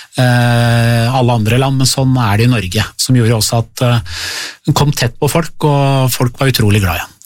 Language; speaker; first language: Norwegian; early bilingual, other home language; Persian